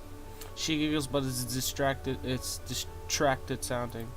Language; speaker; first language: English; native; English